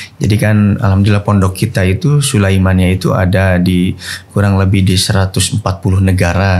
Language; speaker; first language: Indonesian; native; Indonesian